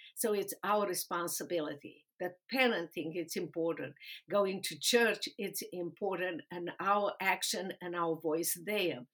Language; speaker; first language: English; non-native, fluent; Romanian